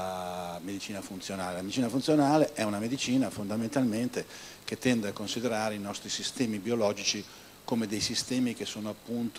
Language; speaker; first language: Italian; native; Italian